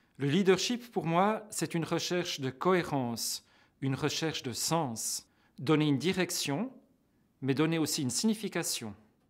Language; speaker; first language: French; native; French